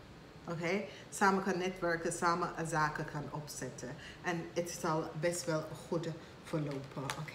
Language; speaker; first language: Dutch; non-native, fluent; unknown